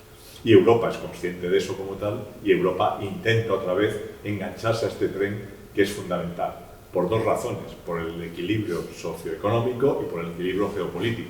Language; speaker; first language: Spanish; native; Spanish